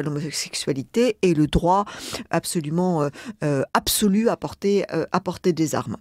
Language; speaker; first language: French; native; French